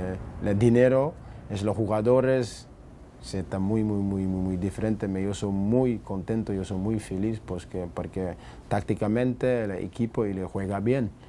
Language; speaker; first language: Spanish; non-native, learner; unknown